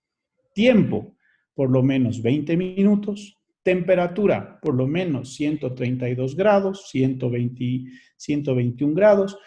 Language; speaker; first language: Spanish; native; Spanish